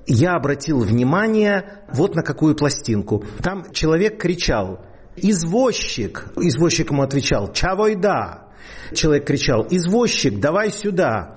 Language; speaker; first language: Russian; native; Russian